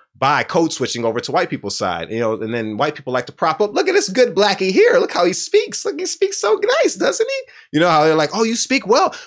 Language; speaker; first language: English; native; English